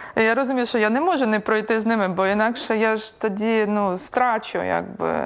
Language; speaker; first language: Ukrainian; native; Ukrainian